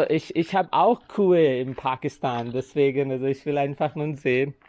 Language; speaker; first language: German; non-native, fluent; Urdu